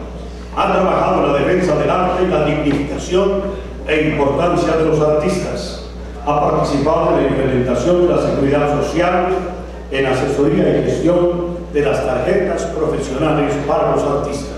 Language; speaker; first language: Spanish; native; Spanish